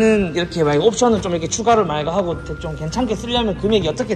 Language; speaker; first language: Korean; native; Korean